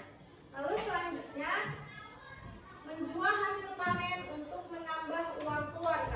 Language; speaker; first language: Indonesian; native; Indonesian